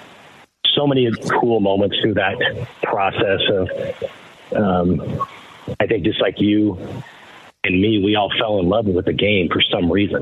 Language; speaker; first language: English; native; English